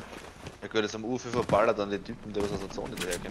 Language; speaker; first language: German; native; German